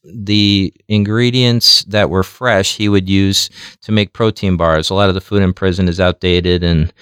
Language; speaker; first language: English; native; English